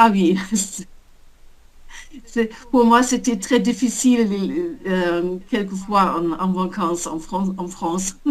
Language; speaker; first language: French; non-native, learner; German